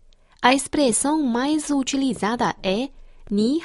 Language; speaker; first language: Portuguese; non-native, fluent; Chinese